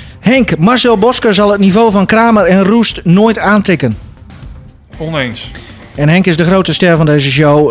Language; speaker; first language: Dutch; native; Dutch